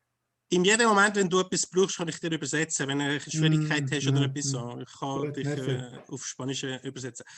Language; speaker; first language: German; non-native, fluent; Spanish